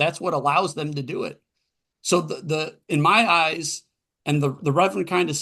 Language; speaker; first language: English; native; English